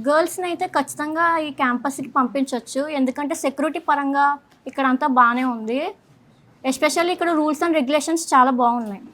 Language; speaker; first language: Telugu; native; Telugu